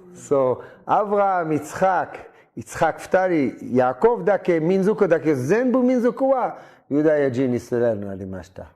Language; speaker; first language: Japanese; non-native, learner; Hebrew